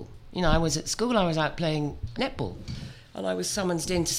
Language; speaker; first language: English; native; English